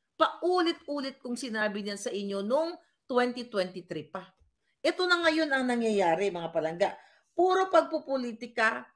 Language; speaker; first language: Filipino; non-native, local second language; Cebuano